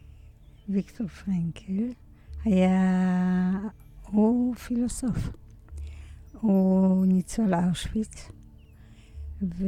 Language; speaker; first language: Hebrew; early bilingual, other home language; Polish